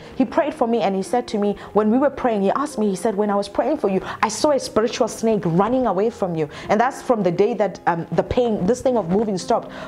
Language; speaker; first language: English; non-native, local second language; Northern Sotho